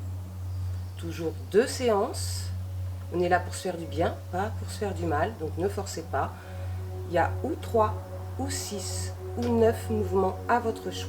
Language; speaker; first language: French; native; French